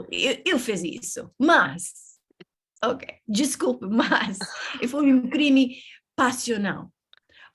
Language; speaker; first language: Portuguese; non-native, learner; English